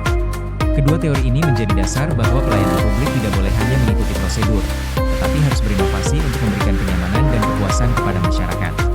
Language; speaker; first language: Indonesian; native; Indonesian